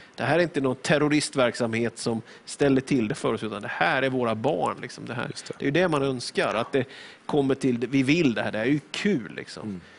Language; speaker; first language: Swedish; native; Swedish